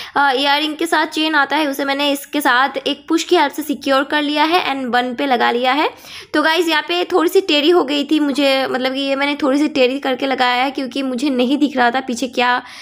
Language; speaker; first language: Hindi; non-native, local second language; Bangla